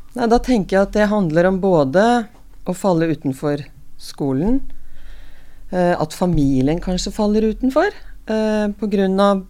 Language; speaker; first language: Norwegian; native; Norwegian